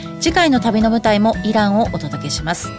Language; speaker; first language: Japanese; native; Japanese